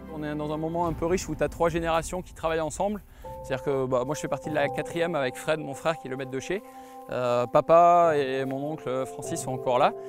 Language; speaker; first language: French; native; French